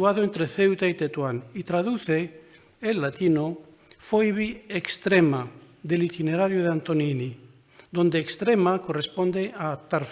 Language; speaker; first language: Spanish; non-native, fluent; Arabic